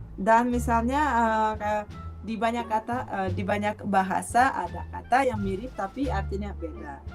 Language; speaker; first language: Malay; non-native, fluent; Russian